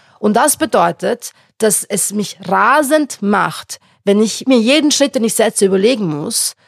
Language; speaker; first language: German; non-native, local second language; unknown